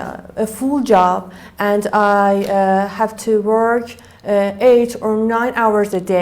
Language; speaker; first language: English; non-native, learner; Persian